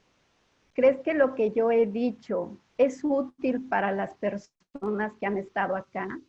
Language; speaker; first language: Spanish; native; Spanish